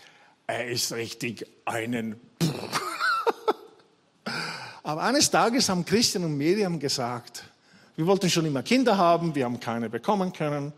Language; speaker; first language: German; non-native, fluent; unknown